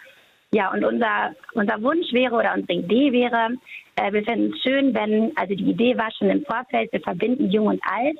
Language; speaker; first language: German; native; German